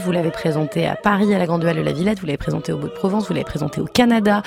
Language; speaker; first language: French; native; French